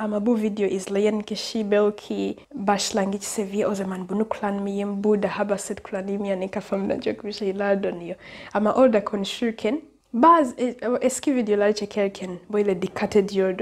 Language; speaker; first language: Turkish; non-native, fluent; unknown